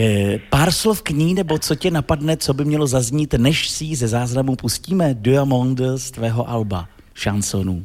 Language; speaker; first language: Czech; native; Czech